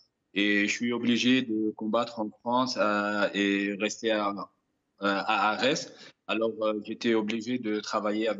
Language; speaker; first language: French; non-native, fluent; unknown